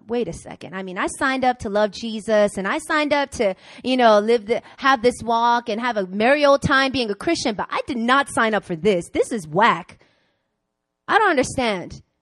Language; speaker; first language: English; native; English